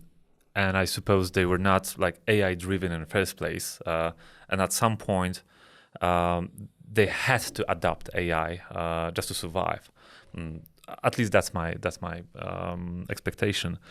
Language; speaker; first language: English; non-native, fluent; Polish